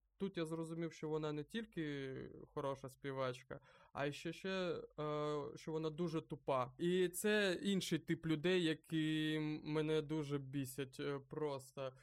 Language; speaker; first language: Ukrainian; non-native, local second language; Russian